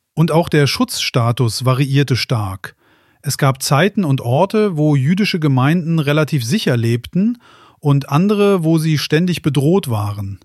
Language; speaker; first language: German; native; German